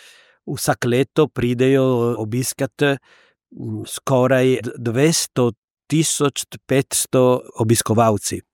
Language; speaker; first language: Slovenian; non-native, learner; Italian